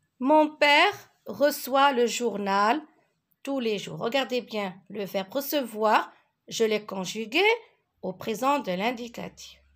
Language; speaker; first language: French; non-native, local second language; Arabic